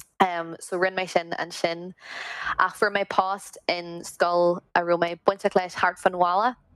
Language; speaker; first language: Irish; non-native, local second language; English